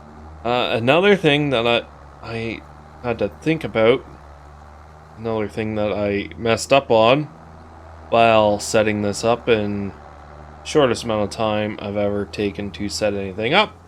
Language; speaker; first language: English; native; English